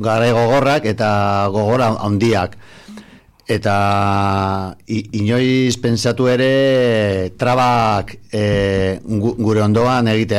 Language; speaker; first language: Basque; non-native, local second language; Spanish